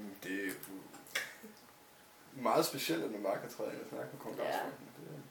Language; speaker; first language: Danish; native; Danish